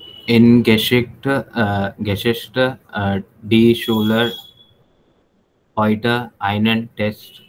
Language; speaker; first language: German; non-native, learner; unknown